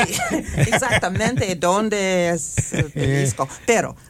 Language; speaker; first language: Spanish; non-native, fluent; English